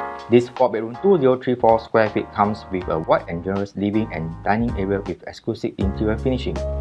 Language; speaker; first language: English; non-native, local second language; Chinese